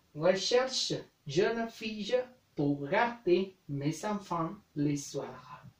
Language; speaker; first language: French; non-native, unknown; Spanish